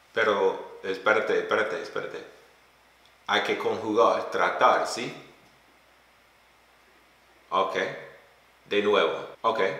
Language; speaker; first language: Spanish; non-native, fluent; English